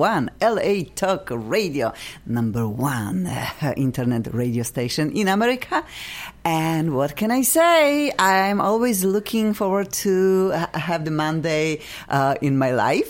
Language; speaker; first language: English; non-native, fluent; Polish